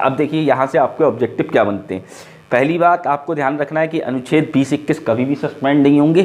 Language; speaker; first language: Hindi; native; Hindi